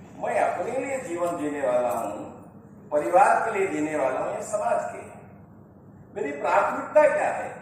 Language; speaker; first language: Hindi; native; Hindi